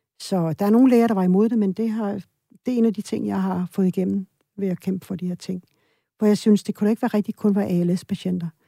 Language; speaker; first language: Danish; early bilingual, other home language; Swedish